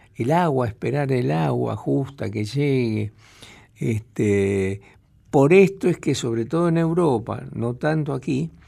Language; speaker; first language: Spanish; native; Spanish